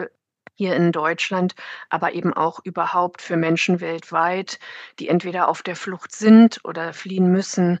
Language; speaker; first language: German; native; German